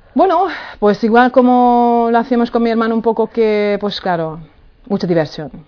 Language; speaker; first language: Spanish; non-native, fluent; Hungarian